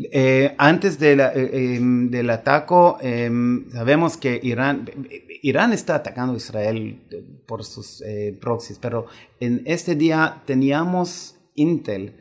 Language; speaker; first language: Spanish; non-native, fluent; Hebrew